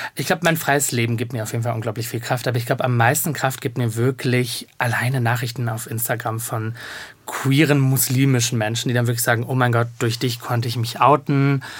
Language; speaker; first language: German; native; German